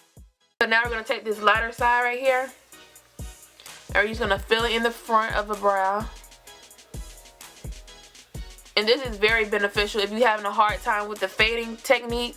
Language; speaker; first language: English; native; English